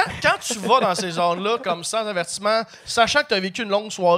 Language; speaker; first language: French; native; French